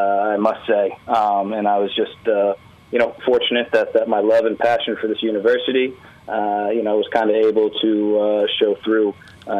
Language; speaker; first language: English; native; English